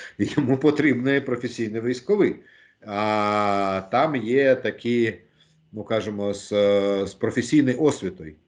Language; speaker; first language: Ukrainian; non-native, local second language; Russian